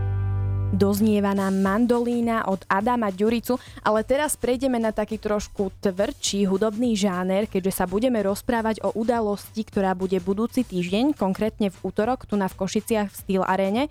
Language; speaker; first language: Slovak; native; Slovak